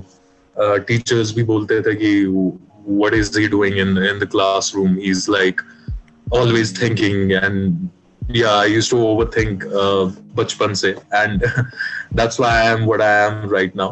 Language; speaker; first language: English; non-native, local second language; Kashmiri